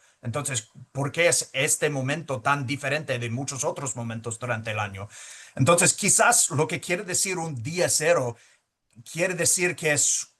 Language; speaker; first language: Spanish; early bilingual, heritage; Spanish